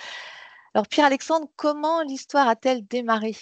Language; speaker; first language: French; native; French